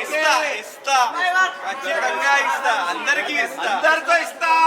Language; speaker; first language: Telugu; non-native, learner; Hindi